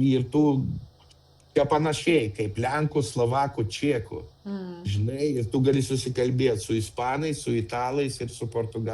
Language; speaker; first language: Lithuanian; non-native, local second language; Russian